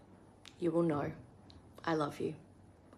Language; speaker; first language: English; native; English